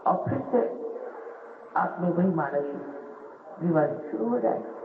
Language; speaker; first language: Hindi; non-native, local second language; Marathi